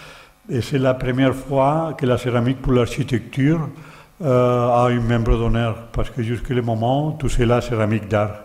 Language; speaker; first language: French; non-native, learner; Catalan